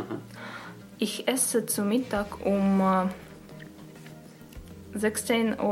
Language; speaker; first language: German; non-native, learner; Russian